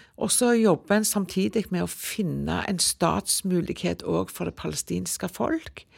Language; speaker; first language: Norwegian; native; Norwegian